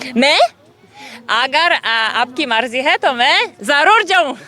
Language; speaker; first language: Hindi; non-native, learner; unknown